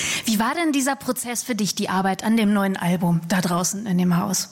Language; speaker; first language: German; native; German